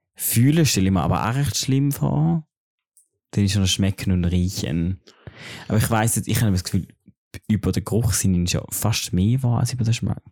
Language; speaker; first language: German; native; German